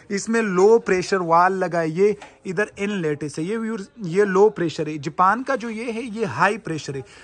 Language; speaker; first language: Urdu; non-native, local second language; Pashto